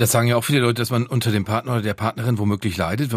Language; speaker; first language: German; native; German